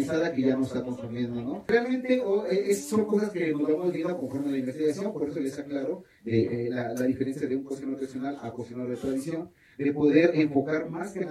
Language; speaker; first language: Spanish; native; Spanish